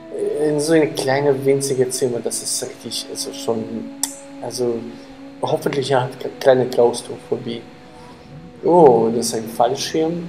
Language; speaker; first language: German; non-native, fluent; Ukrainian